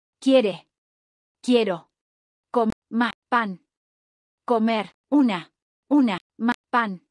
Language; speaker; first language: Spanish; non-native, learner; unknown